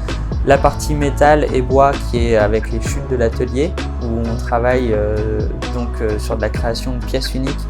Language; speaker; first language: French; native; French